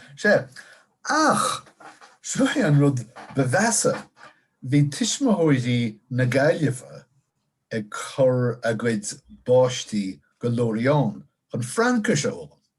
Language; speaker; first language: Irish; non-native, local second language; English